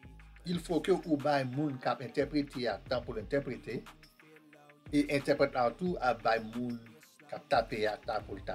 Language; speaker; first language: French; non-native, learner; Haitian Creole